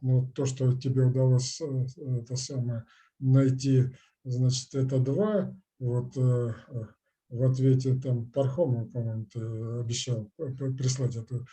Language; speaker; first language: Russian; native; Russian